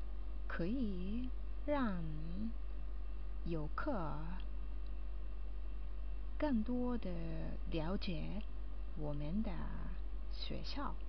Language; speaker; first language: Chinese; non-native, learner; Japanese